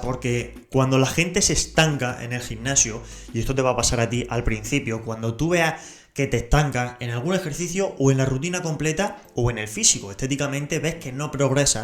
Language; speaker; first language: Spanish; native; Spanish